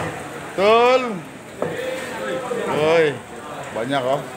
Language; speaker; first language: Indonesian; non-native, learner; Filipino